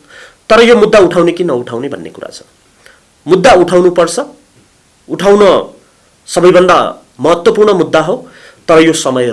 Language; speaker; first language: Nepali; native; Nepali